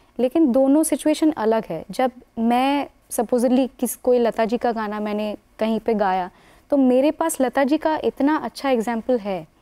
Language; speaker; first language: Hindi; non-native, local second language; Bangla